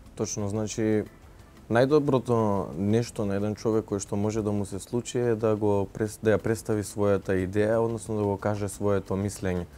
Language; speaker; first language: Macedonian; non-native, local second language; Turkish